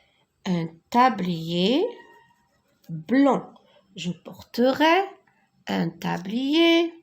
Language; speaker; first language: French; non-native, local second language; Arabic